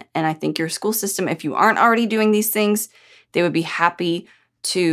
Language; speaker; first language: English; native; English